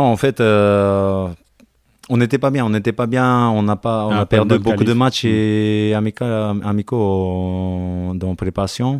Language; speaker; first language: French; non-native, learner; Japanese